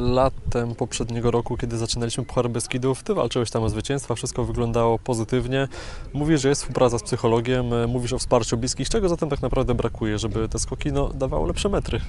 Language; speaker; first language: Polish; native; Polish